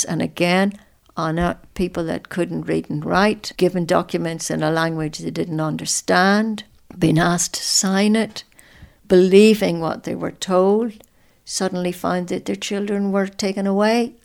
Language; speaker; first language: English; native; English